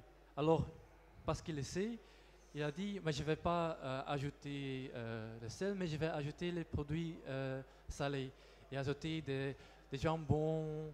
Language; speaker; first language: French; non-native, local second language; Dutch